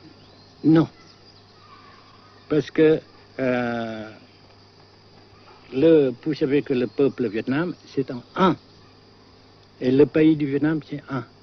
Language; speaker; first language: French; non-native, local second language; Vietnamese